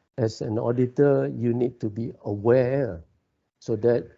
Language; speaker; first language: English; non-native, local second language; Malay